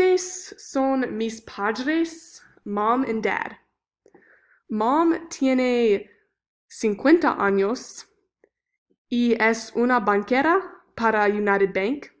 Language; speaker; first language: Spanish; non-native, learner; English